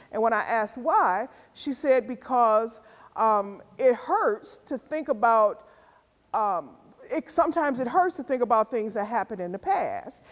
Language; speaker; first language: English; native; English